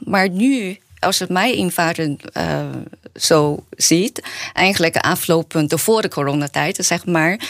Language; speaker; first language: Dutch; non-native, learner; Chinese